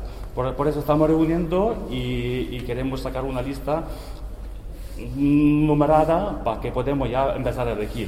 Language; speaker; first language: Spanish; non-native, learner; Ukrainian